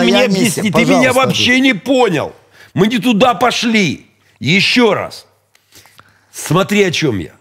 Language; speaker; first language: Russian; native; Russian